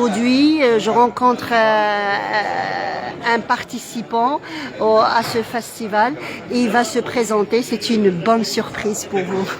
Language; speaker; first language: French; non-native, local second language; Arabic